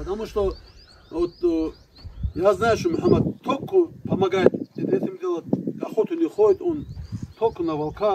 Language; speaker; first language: Russian; non-native, local second language; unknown